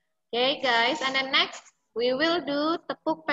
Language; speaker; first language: English; non-native, fluent; Indonesian